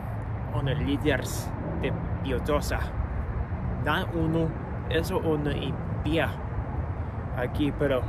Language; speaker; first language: Spanish; non-native, learner; English